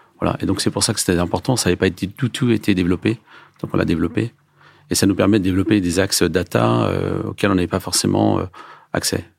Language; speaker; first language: French; early bilingual, other home language; Turkish